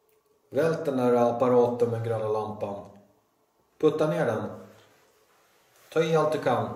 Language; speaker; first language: Swedish; native; Swedish